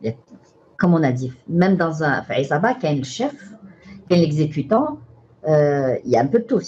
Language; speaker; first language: French; non-native, local second language; Arabic